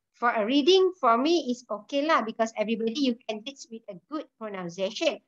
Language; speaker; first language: English; non-native, local second language; Malay